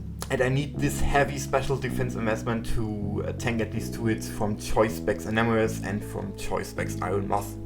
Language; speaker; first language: English; non-native, fluent; German